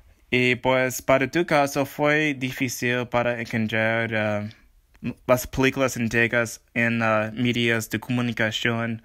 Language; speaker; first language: Spanish; non-native, learner; English